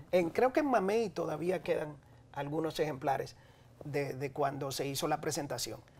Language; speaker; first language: Spanish; native; Spanish